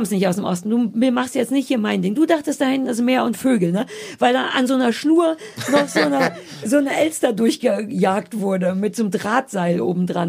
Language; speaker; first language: German; native; German